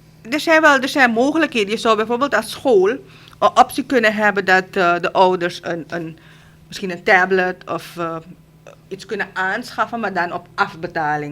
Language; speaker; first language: Dutch; native; Dutch